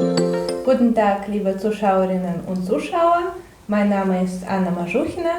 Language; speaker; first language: German; non-native, fluent; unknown